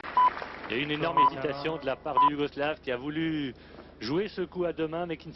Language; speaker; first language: French; native; French